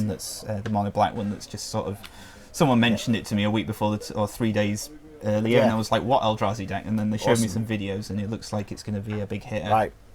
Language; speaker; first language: English; native; English